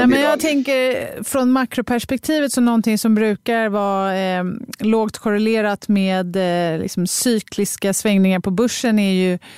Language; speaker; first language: Swedish; native; Swedish